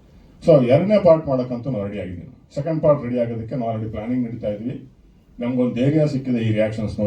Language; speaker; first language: Kannada; native; Kannada